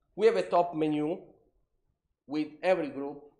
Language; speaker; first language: English; non-native, learner; Italian